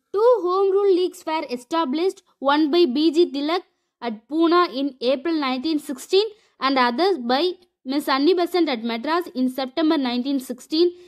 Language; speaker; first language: English; non-native, local second language; Tamil